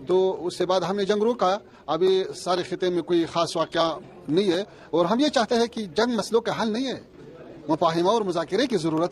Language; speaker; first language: Hindi; non-native, fluent; Pashto